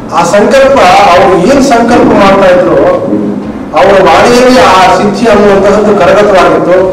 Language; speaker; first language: Kannada; non-native, local second language; Telugu